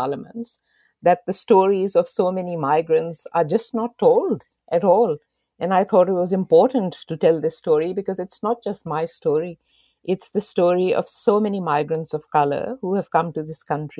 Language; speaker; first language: English; non-native, local second language; Urdu